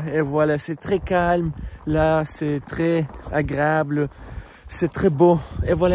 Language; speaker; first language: French; non-native, fluent; Russian